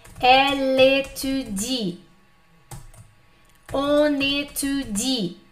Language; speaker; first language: French; non-native, fluent; Portuguese